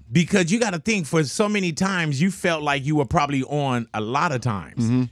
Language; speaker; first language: English; native; English